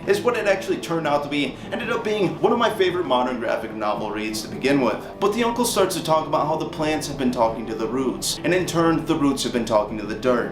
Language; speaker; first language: English; native; English